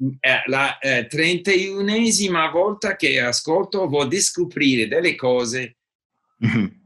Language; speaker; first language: Italian; non-native, learner; English